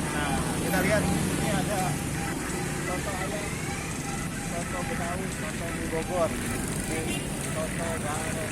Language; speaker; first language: Indonesian; non-native, local second language; Sundanese